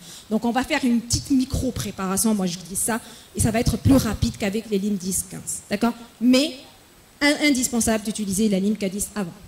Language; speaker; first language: French; non-native, local second language; Arabic